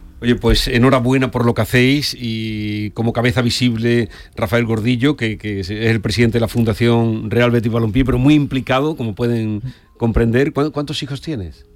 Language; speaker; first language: Spanish; native; Spanish